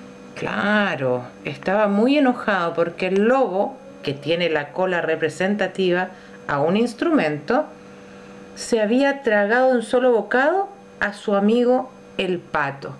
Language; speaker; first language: Spanish; native; Spanish